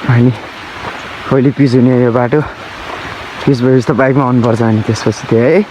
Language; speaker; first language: Nepali; native; Nepali